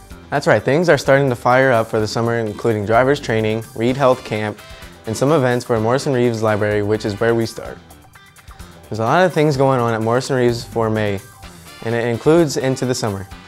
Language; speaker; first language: English; native; English